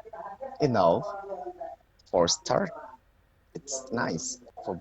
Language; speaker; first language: English; non-native, learner; Indonesian